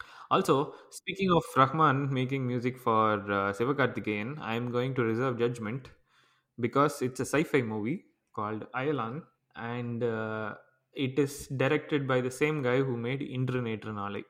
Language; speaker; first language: English; non-native, local second language; Tamil